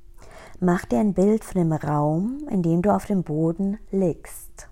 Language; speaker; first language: German; native; German